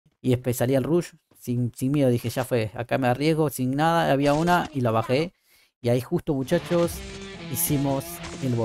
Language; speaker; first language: Spanish; native; Spanish